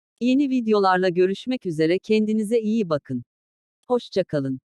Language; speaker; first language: Turkish; native; Turkish